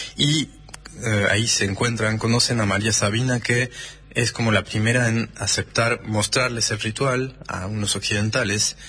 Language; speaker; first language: Spanish; non-native, fluent; French